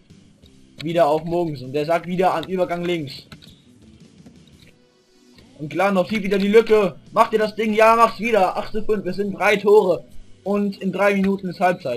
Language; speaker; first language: German; native; German